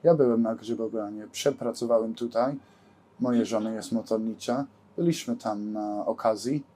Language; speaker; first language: Polish; non-native, learner; English